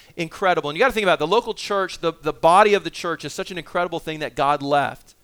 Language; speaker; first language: English; native; English